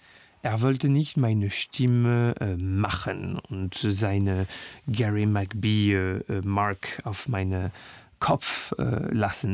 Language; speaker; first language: German; non-native, learner; French